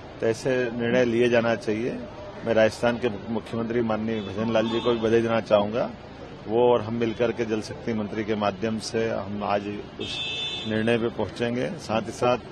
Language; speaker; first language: Hindi; native; Hindi